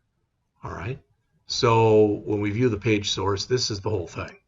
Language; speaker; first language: English; native; English